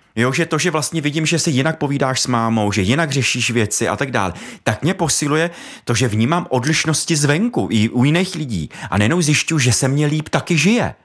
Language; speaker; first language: Czech; native; Czech